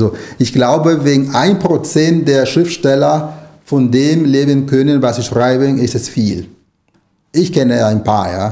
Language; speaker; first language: German; non-native, fluent; Spanish